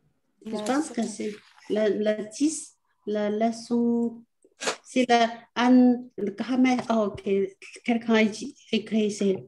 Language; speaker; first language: French; non-native, learner; Chinese